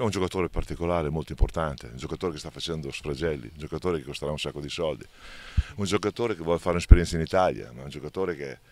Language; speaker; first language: Italian; native; Italian